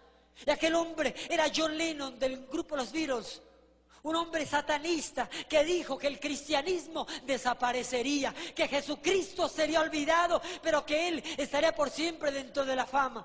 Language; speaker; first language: Spanish; native; Spanish